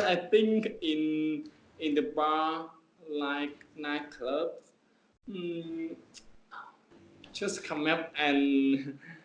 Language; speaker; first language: English; non-native, learner; Vietnamese